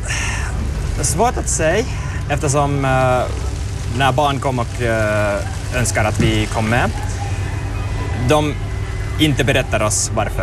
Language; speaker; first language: Swedish; non-native, local second language; Finnish